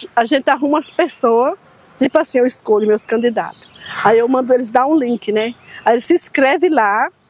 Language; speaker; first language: Portuguese; native; Portuguese